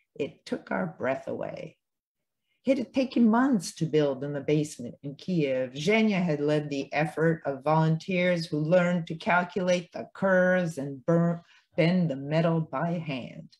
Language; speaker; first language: English; early bilingual, other home language; Ukrainian